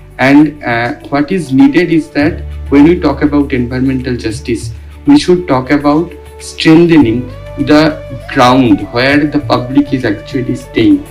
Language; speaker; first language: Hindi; non-native, local second language; Telugu